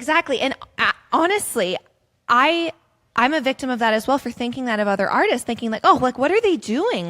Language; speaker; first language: English; native; English